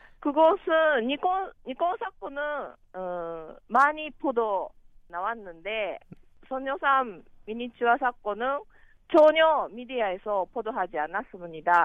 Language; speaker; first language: Korean; non-native, learner; Japanese